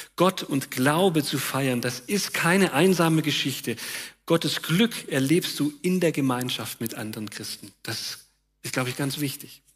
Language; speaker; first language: German; native; German